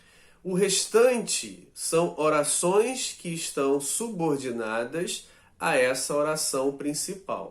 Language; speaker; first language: Portuguese; native; Portuguese